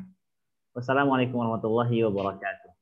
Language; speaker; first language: Indonesian; native; Indonesian